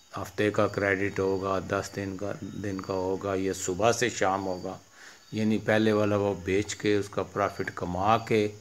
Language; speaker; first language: Urdu; native; Urdu